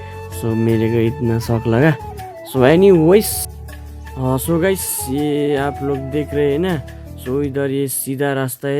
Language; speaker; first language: Hindi; non-native, local second language; Nepali